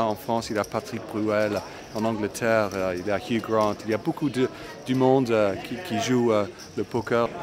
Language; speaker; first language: French; non-native, fluent; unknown